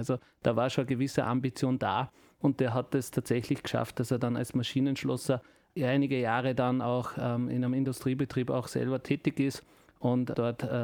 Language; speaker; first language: German; early bilingual, other home language; Turkish